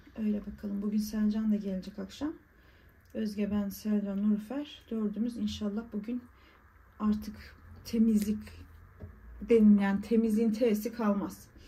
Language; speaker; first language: Turkish; early bilingual, heritage; Turkish